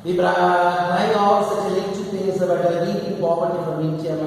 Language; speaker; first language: English; non-native, local second language; Malayalam